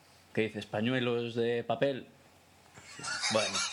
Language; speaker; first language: Spanish; native; Spanish